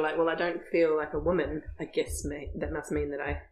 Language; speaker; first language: English; native; English